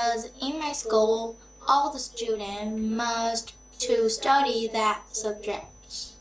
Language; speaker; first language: English; non-native, learner; Vietnamese